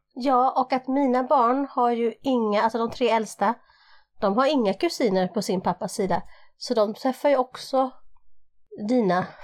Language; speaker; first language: Swedish; early bilingual, other home language; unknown